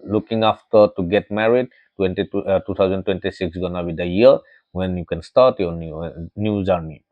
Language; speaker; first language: English; non-native, local second language; Assamese